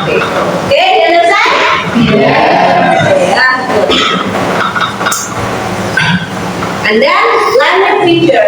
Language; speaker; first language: English; non-native, fluent; Indonesian